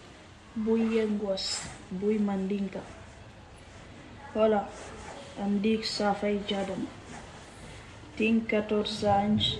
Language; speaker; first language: Catalan; non-native, learner; Mandingo